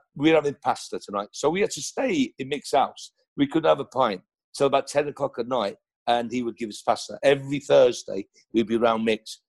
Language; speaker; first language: English; non-native, local second language; Welsh